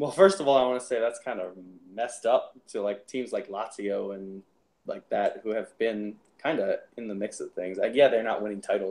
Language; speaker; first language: English; native; English